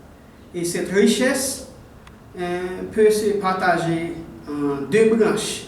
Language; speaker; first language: French; non-native, local second language; Haitian Creole